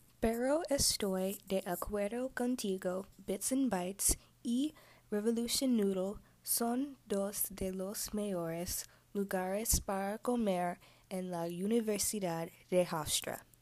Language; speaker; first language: Spanish; non-native, learner; English